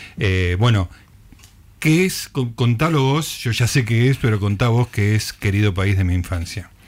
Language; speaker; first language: Spanish; native; Spanish